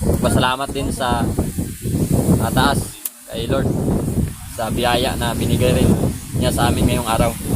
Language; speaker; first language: Filipino; non-native, local second language; Cebuano